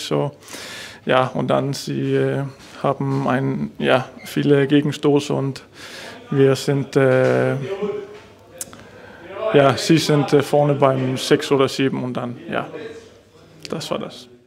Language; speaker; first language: German; non-native, learner; Danish